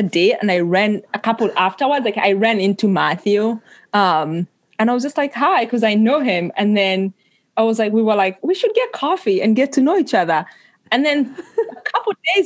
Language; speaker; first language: English; non-native, local second language; Kikuyu